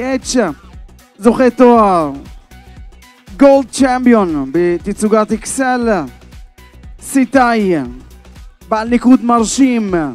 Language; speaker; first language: Hebrew; non-native, local second language; Arabic